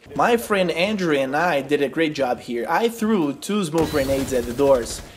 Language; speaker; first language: English; non-native, fluent; Portuguese